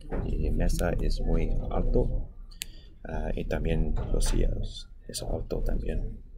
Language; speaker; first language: Spanish; non-native, learner; English